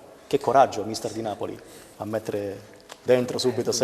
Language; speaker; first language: Italian; native; Italian